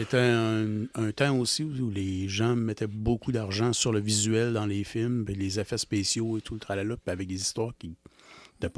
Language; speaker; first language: French; native; French